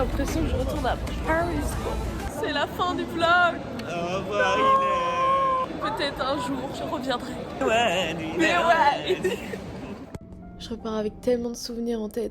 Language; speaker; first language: French; native; French